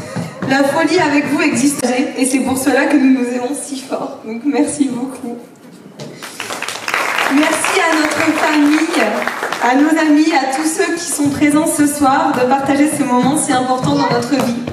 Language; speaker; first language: French; native; French